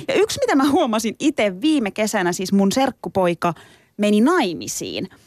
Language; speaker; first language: Finnish; early bilingual, other home language; Turkish